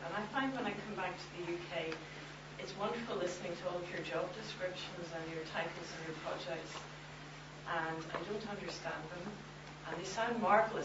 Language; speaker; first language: English; native; English